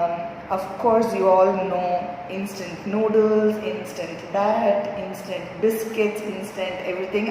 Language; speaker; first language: English; non-native, local second language; Tamil